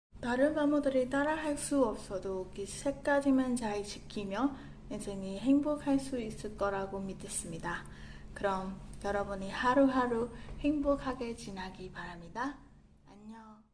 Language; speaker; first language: Korean; non-native, learner; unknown